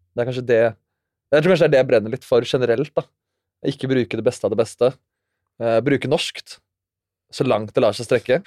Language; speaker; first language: Norwegian; native; Norwegian